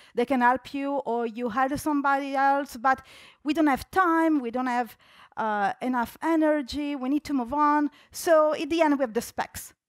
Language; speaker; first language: English; non-native, fluent; Italian